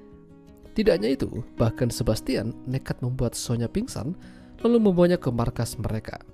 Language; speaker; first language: Indonesian; non-native, local second language; Javanese